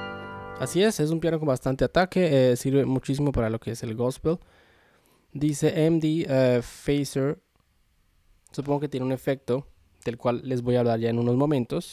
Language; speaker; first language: Spanish; native; Spanish